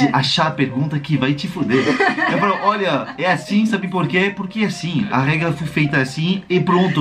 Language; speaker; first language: Portuguese; non-native, fluent; French